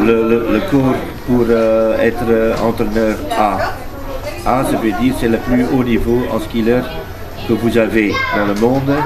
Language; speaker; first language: French; non-native, learner; Dutch